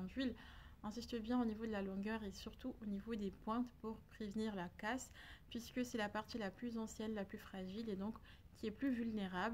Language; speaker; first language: French; native; French